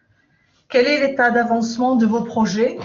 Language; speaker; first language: French; non-native, local second language; Arabic